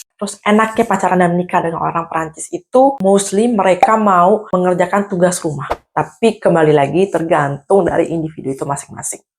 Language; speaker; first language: Indonesian; native; Indonesian